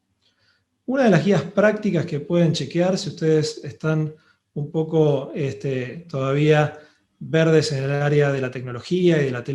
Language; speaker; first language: Spanish; native; Spanish